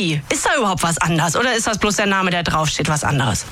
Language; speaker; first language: German; native; German